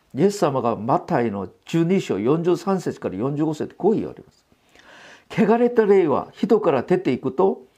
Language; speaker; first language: Japanese; non-native, fluent; Korean